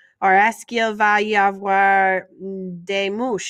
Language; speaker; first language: French; non-native, fluent; English